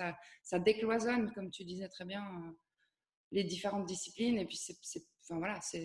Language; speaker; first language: French; native; French